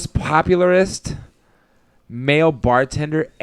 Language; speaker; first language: English; native; English